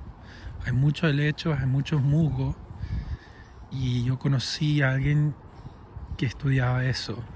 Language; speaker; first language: Spanish; early bilingual, heritage; English